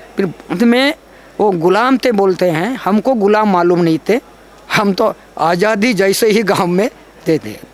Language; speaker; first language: Hindi; non-native, local second language; Gondi